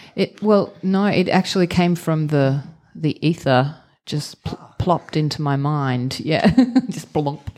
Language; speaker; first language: English; native; English